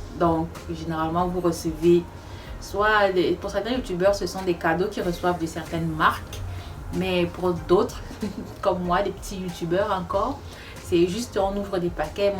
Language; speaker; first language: French; non-native, local second language; Fula